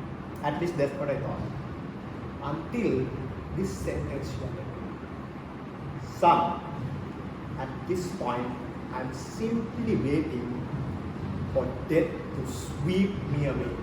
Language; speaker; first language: English; non-native, local second language; Sinhala